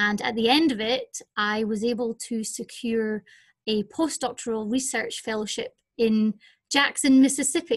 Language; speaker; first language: English; native; English